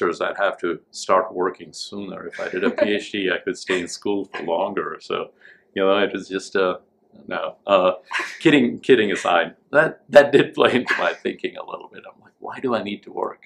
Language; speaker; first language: English; non-native, local second language; Hindi